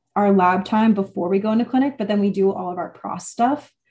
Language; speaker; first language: English; native; English